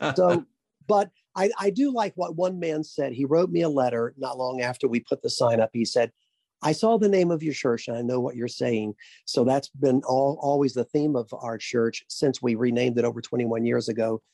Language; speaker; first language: English; native; English